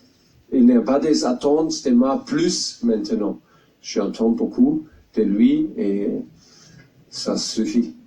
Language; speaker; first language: French; non-native, fluent; German